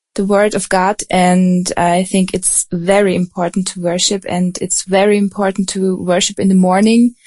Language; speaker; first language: English; non-native, fluent; Russian